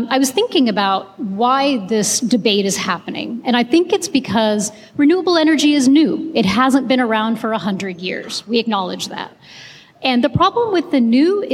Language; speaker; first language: English; non-native, local second language; Hindi